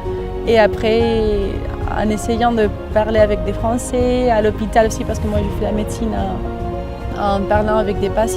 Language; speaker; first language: French; non-native, fluent; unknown